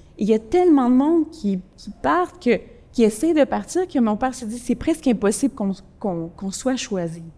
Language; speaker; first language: French; early bilingual, other home language; Spanish